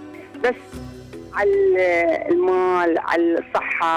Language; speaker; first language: Arabic; native; Arabic